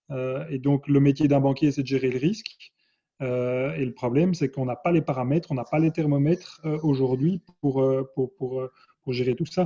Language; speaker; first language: French; native; French